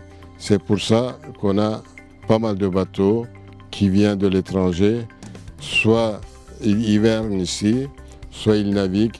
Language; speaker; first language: French; non-native, fluent; Turkish